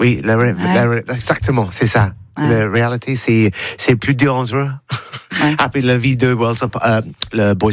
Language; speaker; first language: French; non-native, learner; English